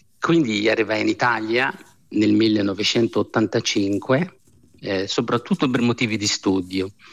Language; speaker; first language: Italian; non-native, fluent; Arabic